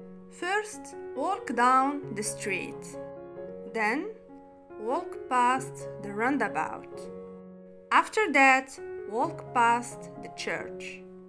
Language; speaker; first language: English; non-native, fluent; Arabic